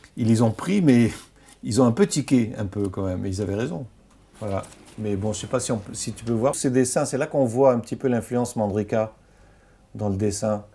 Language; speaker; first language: French; non-native, local second language; Arabic